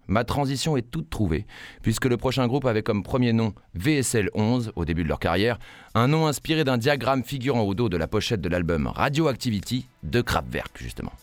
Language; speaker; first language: French; native; French